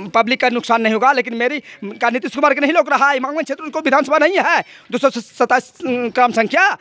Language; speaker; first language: Hindi; native; Hindi